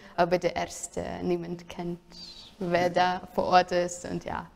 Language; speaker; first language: German; non-native, fluent; Russian